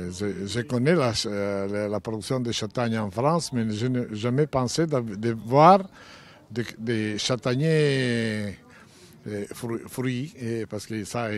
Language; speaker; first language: French; non-native, fluent; Italian